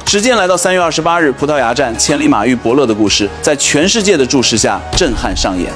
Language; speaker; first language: Chinese; native; Chinese